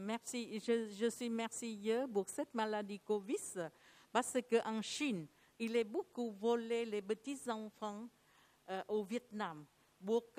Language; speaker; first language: French; non-native, learner; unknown